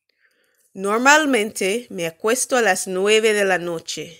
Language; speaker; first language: Spanish; non-native, fluent; English